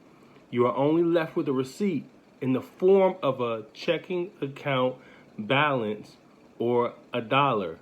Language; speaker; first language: English; native; English